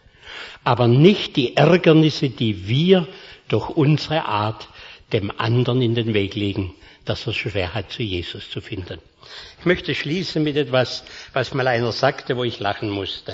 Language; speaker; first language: German; native; German